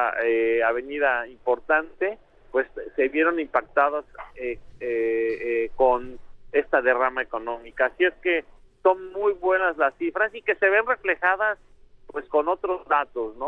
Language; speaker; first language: Spanish; native; Spanish